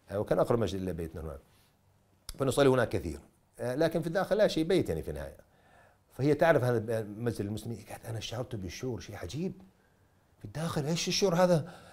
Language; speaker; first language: Arabic; non-native, fluent; English